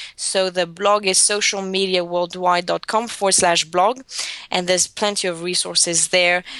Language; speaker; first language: English; non-native, fluent; Greek